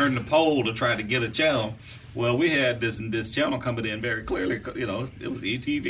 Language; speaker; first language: English; native; English